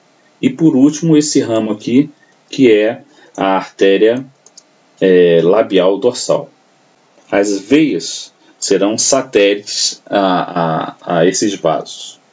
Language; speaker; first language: Portuguese; native; Portuguese